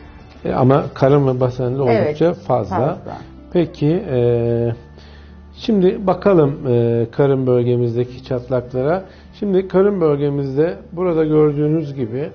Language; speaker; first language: Turkish; native; Turkish